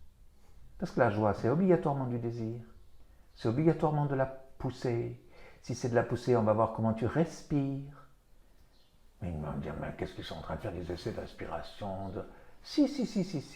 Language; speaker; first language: French; native; French